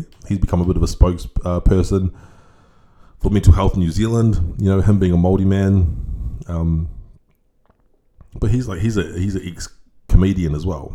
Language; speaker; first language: English; native; English